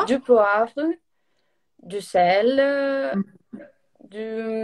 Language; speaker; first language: French; non-native, learner; Portuguese